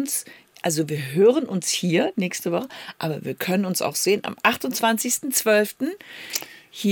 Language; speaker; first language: German; native; German